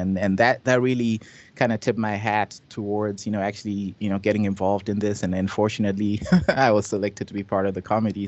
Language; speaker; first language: English; non-native, local second language; Shona